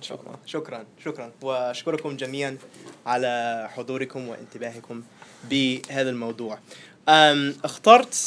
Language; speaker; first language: Arabic; non-native, fluent; English